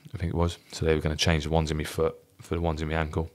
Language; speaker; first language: English; native; English